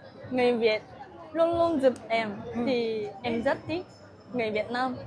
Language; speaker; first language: Vietnamese; non-native, learner; Japanese